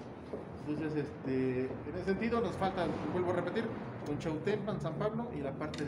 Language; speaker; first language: Spanish; native; Spanish